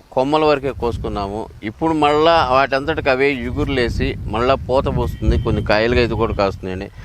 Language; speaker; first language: Telugu; native; Telugu